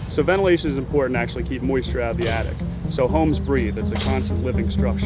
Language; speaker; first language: English; native; English